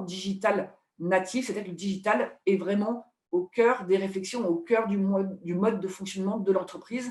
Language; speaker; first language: French; native; French